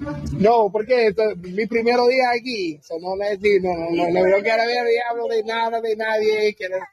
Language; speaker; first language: Spanish; non-native, learner; English